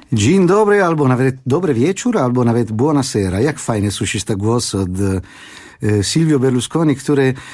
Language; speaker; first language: Polish; non-native, fluent; Italian